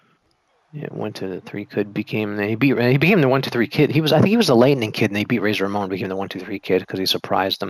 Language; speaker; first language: English; native; English